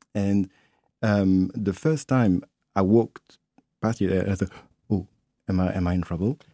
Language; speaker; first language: English; non-native, fluent; French